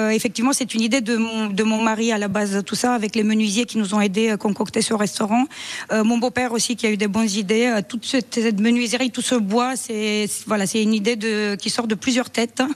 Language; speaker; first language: French; non-native, fluent; Romanian